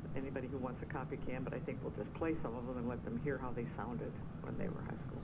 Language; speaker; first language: English; native; English